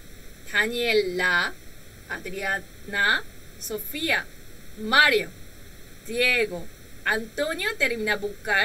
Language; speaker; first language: Spanish; non-native, learner; Korean